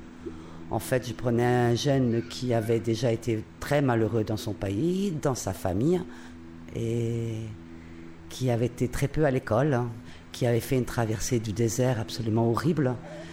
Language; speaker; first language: French; native; French